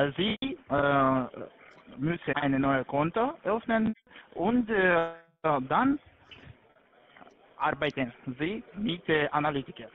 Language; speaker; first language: German; non-native, learner; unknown